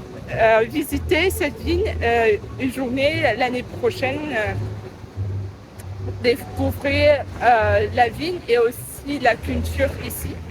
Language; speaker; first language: French; non-native, learner; Vietnamese